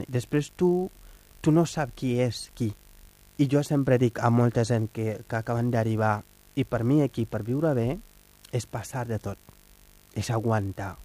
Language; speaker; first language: Catalan; non-native, fluent; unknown